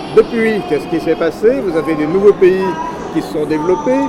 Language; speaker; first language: French; native; French